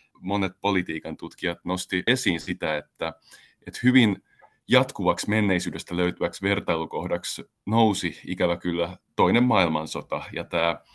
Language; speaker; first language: Finnish; native; Finnish